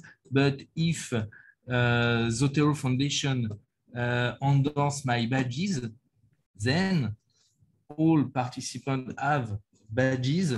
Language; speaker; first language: English; non-native, learner; French